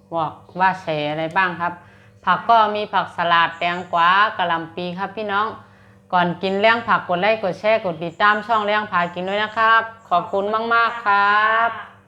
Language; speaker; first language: Thai; native; Thai